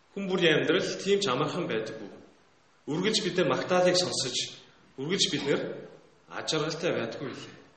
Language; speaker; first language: Mongolian; native; Mongolian